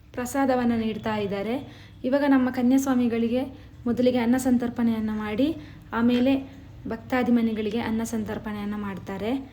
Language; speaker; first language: Kannada; non-native, local second language; Tulu